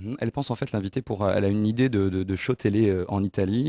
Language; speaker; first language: French; native; French